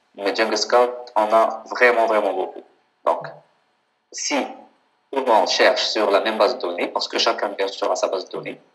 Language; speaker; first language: French; non-native, local second language; Arabic